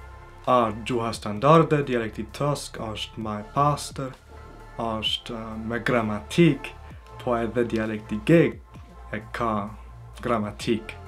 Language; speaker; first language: Albanian; early bilingual, heritage; Albanian